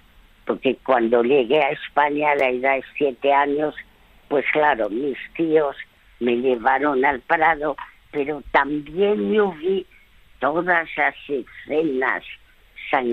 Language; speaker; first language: Spanish; early bilingual, other home language; French